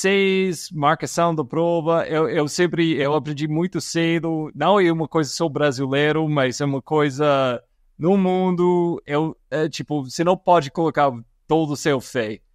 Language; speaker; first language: Portuguese; non-native, fluent; English